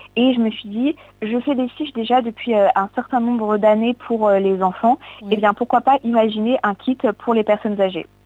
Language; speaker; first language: French; native; French